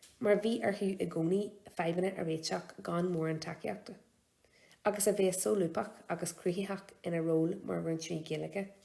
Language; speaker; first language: Irish; non-native, local second language; English